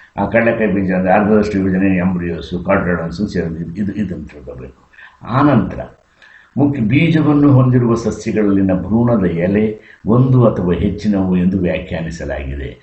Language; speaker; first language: Kannada; native; Kannada